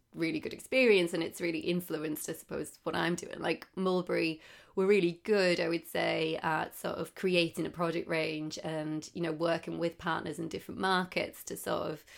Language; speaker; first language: English; native; English